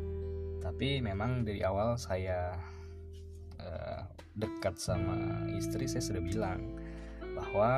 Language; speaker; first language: Indonesian; native; Indonesian